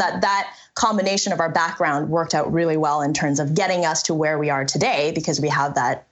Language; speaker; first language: English; early bilingual, other home language; Chinese